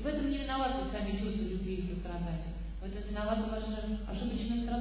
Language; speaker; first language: Russian; native; Russian